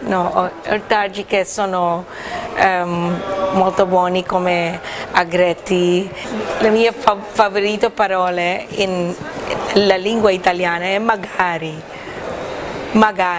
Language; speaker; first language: Italian; non-native, learner; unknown